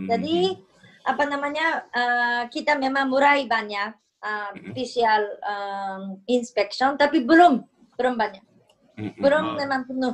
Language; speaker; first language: Indonesian; non-native, fluent; Japanese